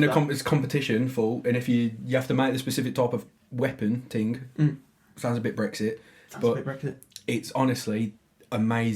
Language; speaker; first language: English; native; English